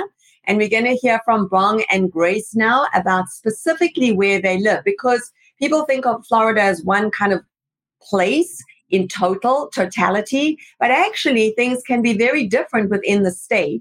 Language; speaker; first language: English; native; English